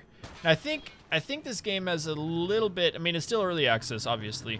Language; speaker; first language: English; native; English